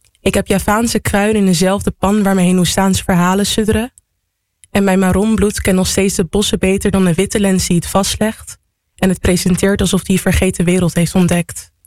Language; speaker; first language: Dutch; native; Dutch